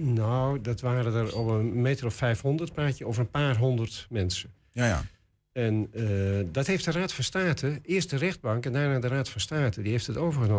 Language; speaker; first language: Dutch; native; Dutch